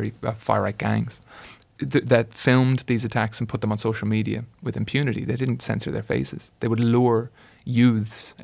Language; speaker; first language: English; native; English